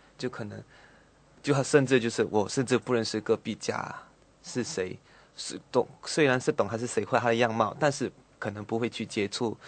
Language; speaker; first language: Chinese; native; Chinese